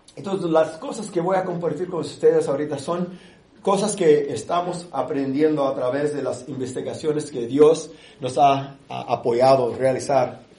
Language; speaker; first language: Spanish; early bilingual, heritage; English